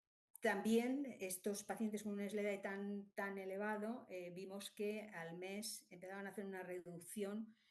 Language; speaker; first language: Spanish; native; Spanish